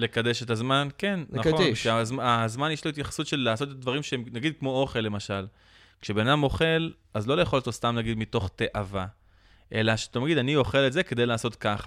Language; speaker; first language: Hebrew; native; Hebrew